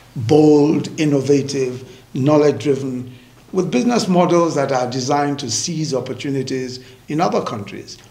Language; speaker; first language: English; non-native, local second language; Yoruba